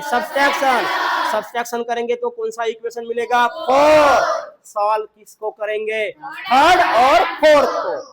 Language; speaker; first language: Hindi; non-native, local second language; Marathi